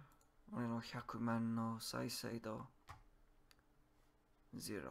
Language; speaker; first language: Japanese; non-native, learner; English